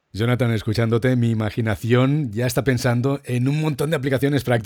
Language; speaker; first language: Spanish; native; Spanish